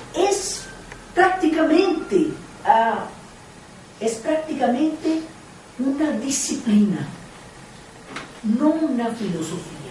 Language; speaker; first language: Spanish; non-native, fluent; Portuguese